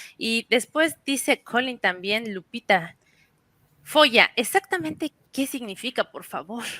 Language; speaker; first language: Spanish; native; Spanish